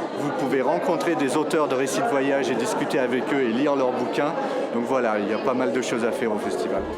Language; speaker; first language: French; native; French